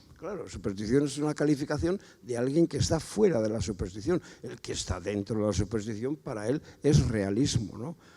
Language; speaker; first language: Spanish; non-native, local second language; Basque